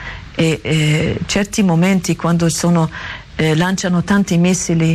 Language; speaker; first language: Italian; non-native, learner; Arabic